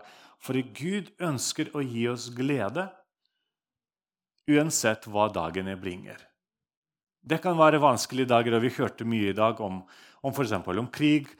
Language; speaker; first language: Norwegian; non-native, fluent; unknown